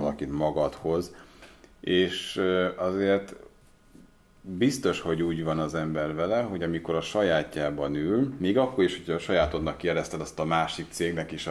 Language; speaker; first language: Hungarian; native; Hungarian